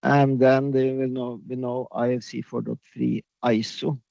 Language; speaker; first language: English; non-native, fluent; Norwegian